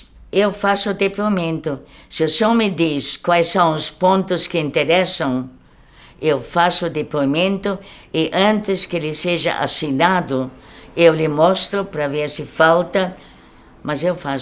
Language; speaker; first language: Portuguese; early bilingual, other home language; German